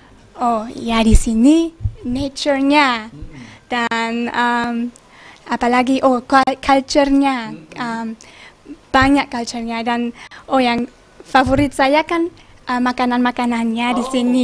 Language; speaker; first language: Indonesian; early bilingual, heritage; Indonesian